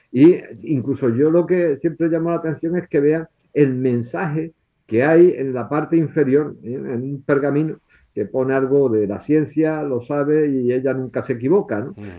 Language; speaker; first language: Spanish; native; Spanish